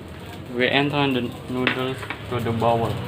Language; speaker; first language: English; non-native, learner; Indonesian